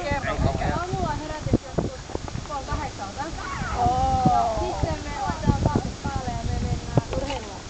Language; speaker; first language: Finnish; early bilingual, other home language; Vietnamese